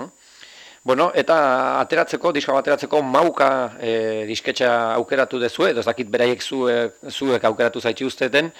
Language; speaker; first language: Basque; native; Basque